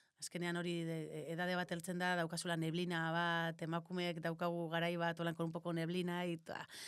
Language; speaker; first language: Basque; native; Basque